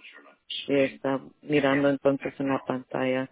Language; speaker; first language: Spanish; early bilingual, heritage; Spanish